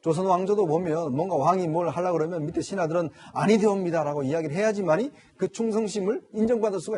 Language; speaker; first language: Korean; native; Korean